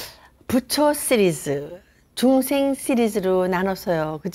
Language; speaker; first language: Korean; native; Korean